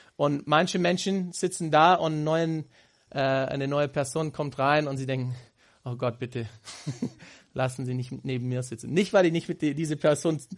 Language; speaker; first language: German; non-native, fluent; English